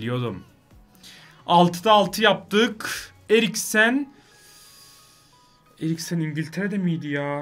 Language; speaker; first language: Turkish; native; Turkish